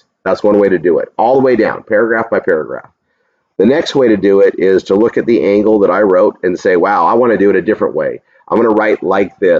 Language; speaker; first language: English; native; English